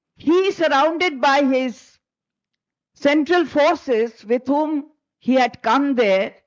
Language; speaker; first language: English; non-native, local second language; Bangla